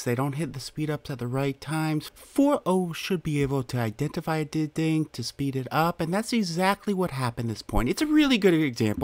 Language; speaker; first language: English; native; English